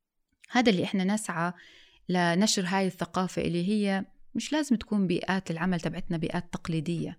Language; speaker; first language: Arabic; native; Arabic